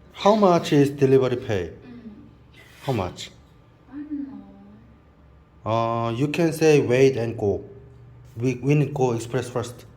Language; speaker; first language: English; non-native, learner; Korean